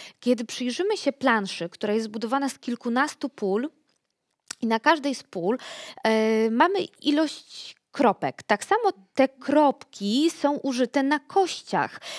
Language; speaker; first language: Polish; native; Polish